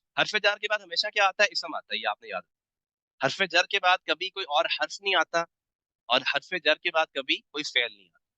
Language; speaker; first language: Urdu; native; Urdu